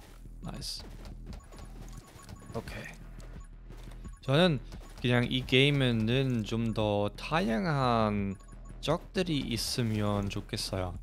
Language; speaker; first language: Korean; non-native, fluent; German